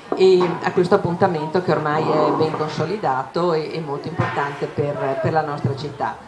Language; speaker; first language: Italian; native; Italian